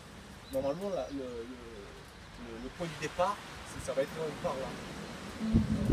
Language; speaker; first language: French; native; French